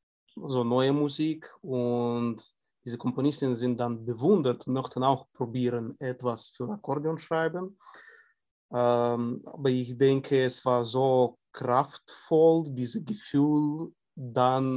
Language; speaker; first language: German; non-native, fluent; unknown